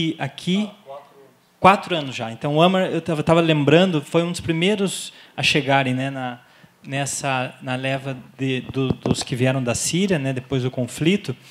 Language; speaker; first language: Portuguese; native; Portuguese